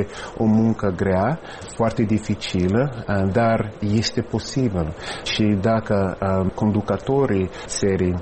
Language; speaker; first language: Romanian; non-native, fluent; English